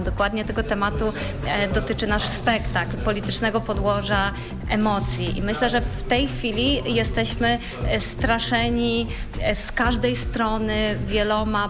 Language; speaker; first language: Polish; native; Polish